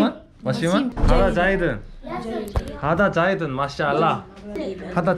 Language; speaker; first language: Arabic; non-native, learner; Korean